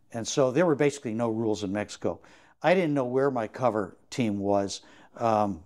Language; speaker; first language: English; native; English